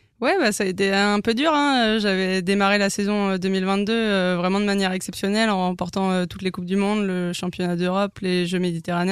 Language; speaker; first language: French; native; French